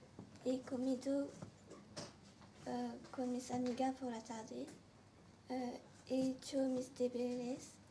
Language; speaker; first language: Spanish; non-native, learner; French